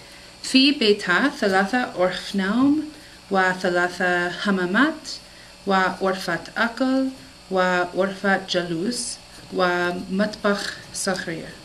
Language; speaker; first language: Arabic; non-native, learner; English